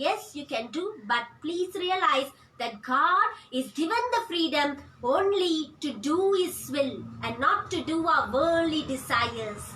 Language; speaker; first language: English; non-native, local second language; Tamil